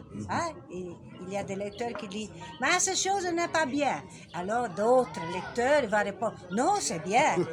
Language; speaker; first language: French; non-native, learner; Italian